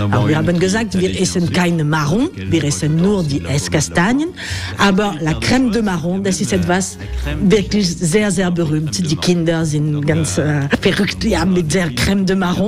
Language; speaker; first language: German; non-native, learner; French